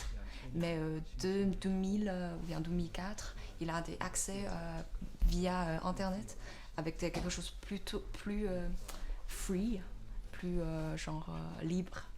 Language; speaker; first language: French; non-native, learner; Chinese